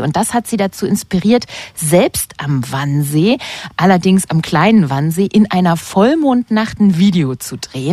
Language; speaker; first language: German; native; German